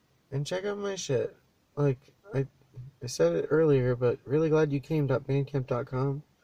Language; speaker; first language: English; native; English